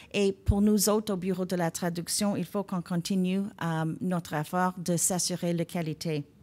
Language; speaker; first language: French; non-native, local second language; English